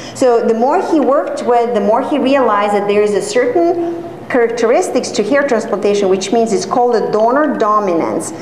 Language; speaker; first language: English; non-native, fluent; Serbian